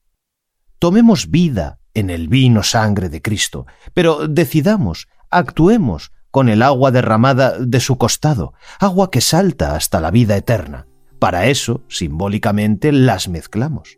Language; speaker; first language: Spanish; native; Spanish